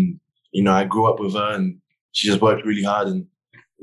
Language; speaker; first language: English; native; English